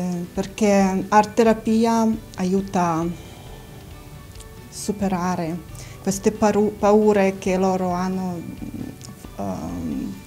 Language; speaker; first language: Italian; non-native, learner; Ukrainian